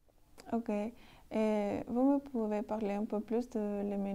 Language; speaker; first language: French; non-native, learner; Spanish